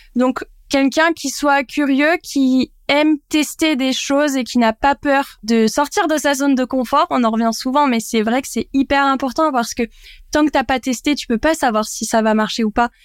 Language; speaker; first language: French; native; French